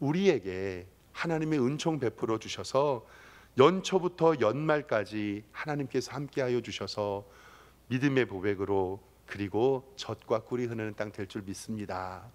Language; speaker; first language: Korean; native; Korean